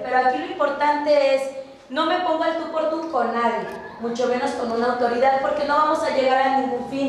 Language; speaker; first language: Spanish; native; Spanish